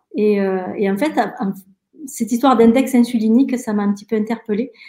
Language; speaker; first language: French; early bilingual, other home language; Spanish